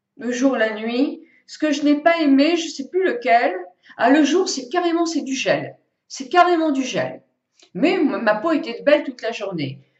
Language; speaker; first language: French; native; French